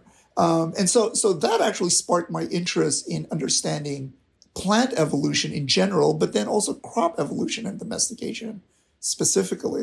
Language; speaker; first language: English; non-native, local second language; Filipino